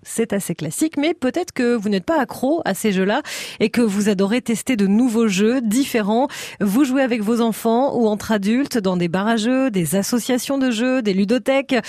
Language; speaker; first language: French; native; French